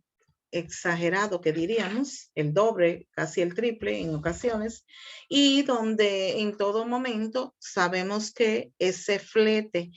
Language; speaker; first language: Spanish; native; Spanish